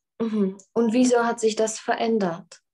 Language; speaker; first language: German; non-native, fluent; Czech